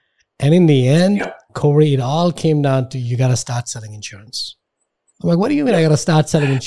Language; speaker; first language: English; non-native, local second language; Hindi